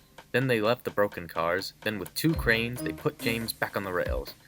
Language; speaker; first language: English; native; English